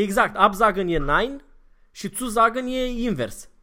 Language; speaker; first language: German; non-native, fluent; Romanian